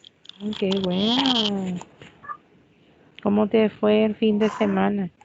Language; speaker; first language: Spanish; native; Spanish